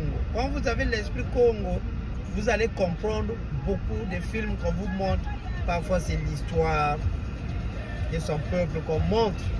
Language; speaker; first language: French; non-native, local second language; Kongo